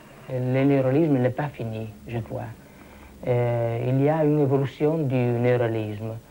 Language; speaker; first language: French; non-native, fluent; Italian